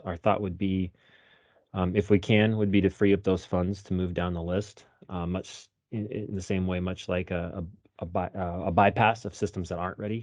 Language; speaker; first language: English; native; English